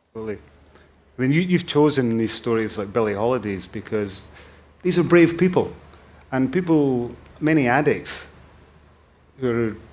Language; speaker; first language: English; native; English